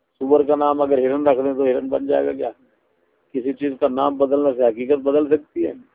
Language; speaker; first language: Urdu; non-native, local second language; Punjabi